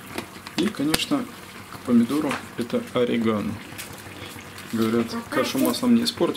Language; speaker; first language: Russian; native; Russian